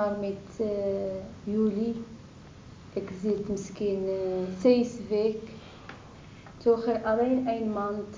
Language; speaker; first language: Dutch; non-native, learner; Arabic